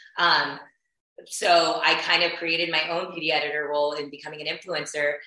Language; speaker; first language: English; early bilingual, other home language; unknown